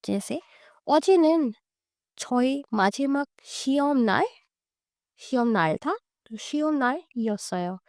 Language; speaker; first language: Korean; non-native, fluent; Hindi